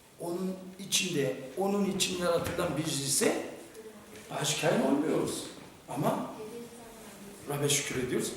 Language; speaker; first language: Turkish; non-native, fluent; Korean